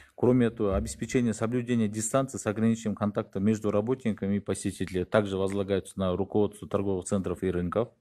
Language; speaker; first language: Russian; non-native, local second language; Kyrgyz